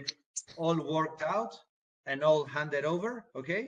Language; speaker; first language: English; non-native, fluent; Spanish